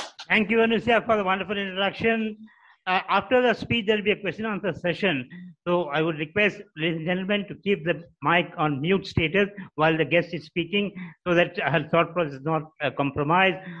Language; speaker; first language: English; non-native, local second language; Tamil